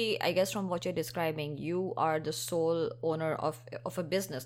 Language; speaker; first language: English; non-native, local second language; Hindi